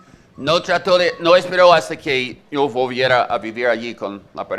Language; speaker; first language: Spanish; native; Spanish